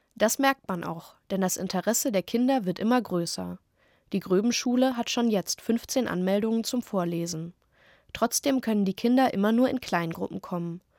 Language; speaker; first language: German; native; German